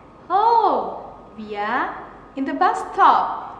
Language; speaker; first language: English; non-native, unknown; Indonesian